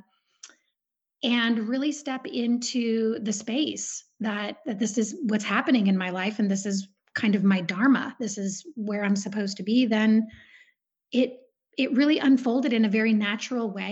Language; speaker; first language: English; native; English